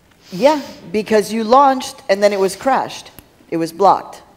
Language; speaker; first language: English; early bilingual, other home language; Spanish